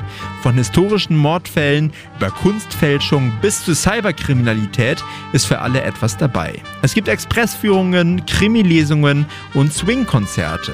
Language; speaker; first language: German; native; German